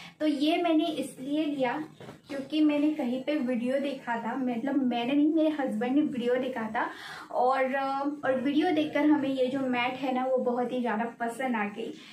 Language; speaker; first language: Hindi; non-native, local second language; Marathi